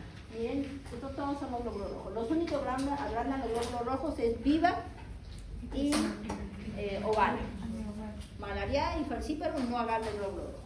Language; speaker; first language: Spanish; native; Spanish